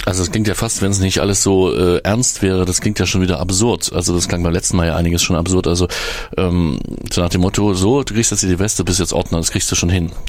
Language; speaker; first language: German; native; German